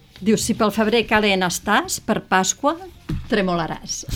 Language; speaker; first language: Catalan; native; Catalan